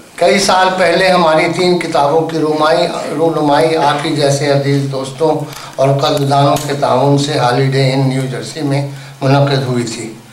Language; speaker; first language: Urdu; native; Urdu